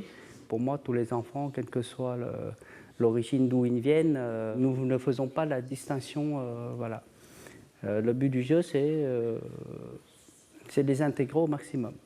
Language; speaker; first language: French; native; French